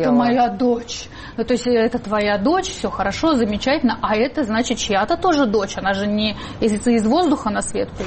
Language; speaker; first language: Russian; native; Russian